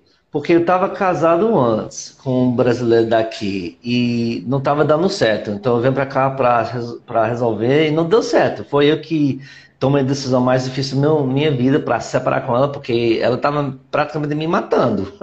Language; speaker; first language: Portuguese; non-native, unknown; English